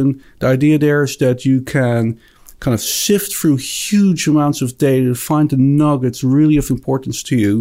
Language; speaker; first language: English; non-native, fluent; Dutch